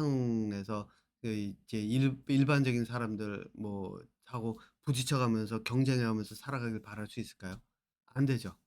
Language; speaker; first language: Korean; native; Korean